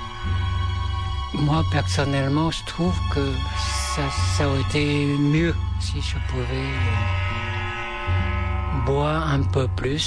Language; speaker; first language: French; non-native, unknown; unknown